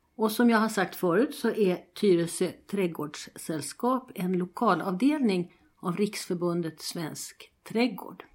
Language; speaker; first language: Swedish; native; Swedish